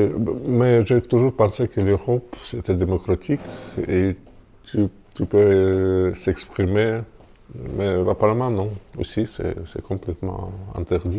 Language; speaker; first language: French; non-native, fluent; Russian